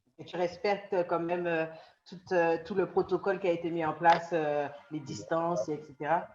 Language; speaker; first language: French; native; French